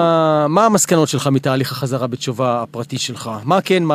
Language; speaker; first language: Hebrew; native; Hebrew